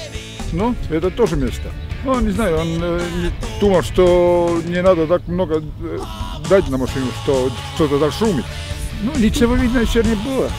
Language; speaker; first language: Russian; non-native, local second language; Latvian